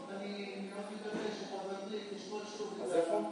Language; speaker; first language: Hebrew; non-native, learner; Russian